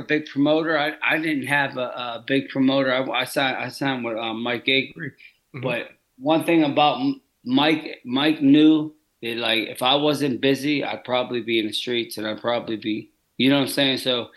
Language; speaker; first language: English; native; English